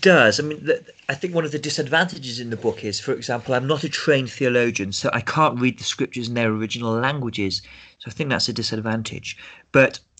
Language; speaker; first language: English; native; English